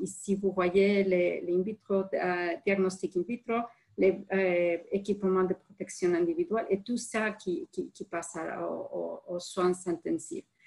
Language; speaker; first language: French; non-native, fluent; Spanish